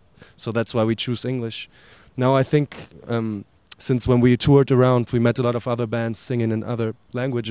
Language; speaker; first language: English; non-native, fluent; German